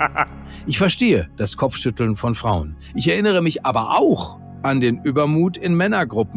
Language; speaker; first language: German; native; German